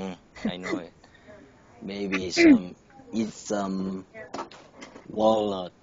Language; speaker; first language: English; non-native, learner; Korean